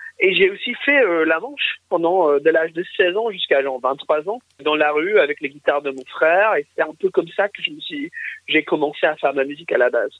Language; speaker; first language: French; early bilingual, other home language; English